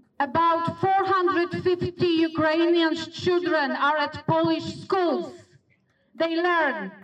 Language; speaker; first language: English; non-native, fluent; Polish